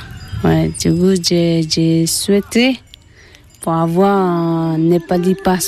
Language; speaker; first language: French; non-native, learner; Tibetan